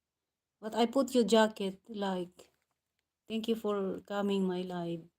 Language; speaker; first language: English; non-native, local second language; Filipino